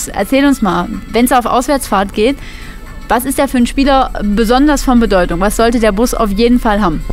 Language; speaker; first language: German; native; German